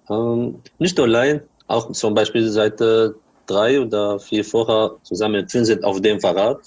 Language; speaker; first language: German; non-native, learner; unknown